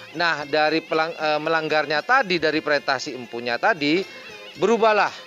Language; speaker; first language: Indonesian; non-native, local second language; Madurese